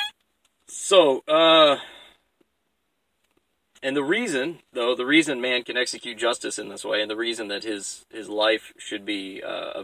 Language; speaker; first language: English; native; English